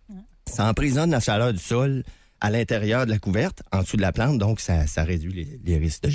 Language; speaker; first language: French; native; French